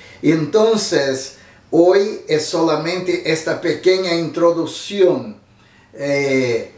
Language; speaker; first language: Spanish; non-native, fluent; Portuguese